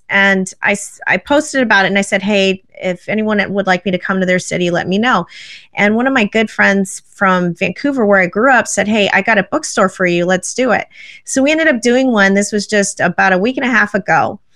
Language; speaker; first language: English; native; English